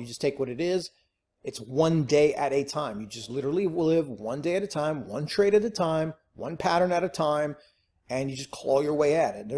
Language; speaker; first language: English; native; English